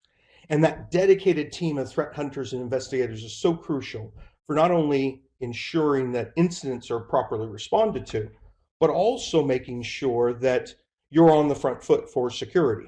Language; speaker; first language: English; native; English